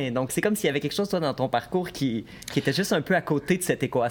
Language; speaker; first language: French; native; French